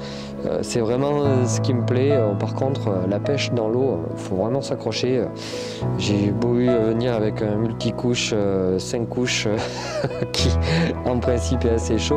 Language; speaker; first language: French; native; French